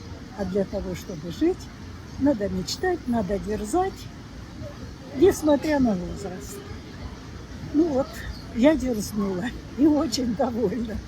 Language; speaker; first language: Russian; native; Russian